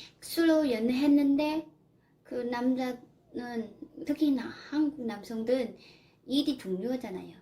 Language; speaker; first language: Korean; non-native, learner; Vietnamese